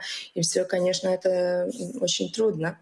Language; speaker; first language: Russian; non-native, local second language; Latvian